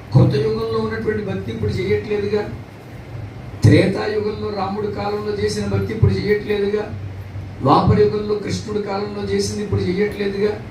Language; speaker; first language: Telugu; non-native, local second language; Tamil